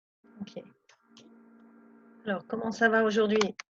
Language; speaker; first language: French; non-native, fluent; Spanish